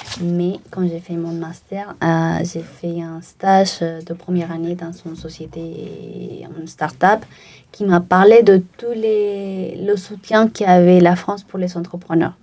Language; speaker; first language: French; non-native, fluent; Spanish